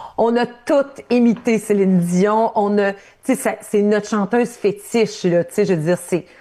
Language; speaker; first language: French; native; French